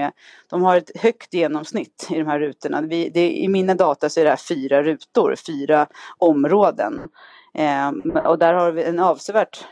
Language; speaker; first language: Swedish; native; Swedish